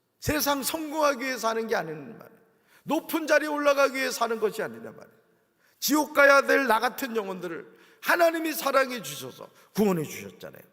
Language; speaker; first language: Korean; native; Korean